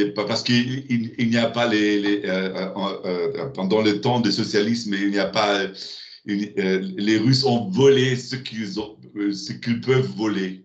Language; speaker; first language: French; non-native, learner; German